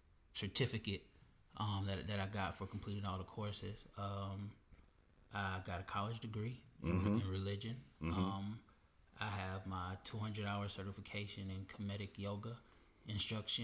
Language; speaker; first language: English; native; English